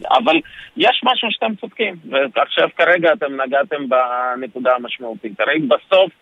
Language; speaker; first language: Hebrew; early bilingual, other home language; Ukrainian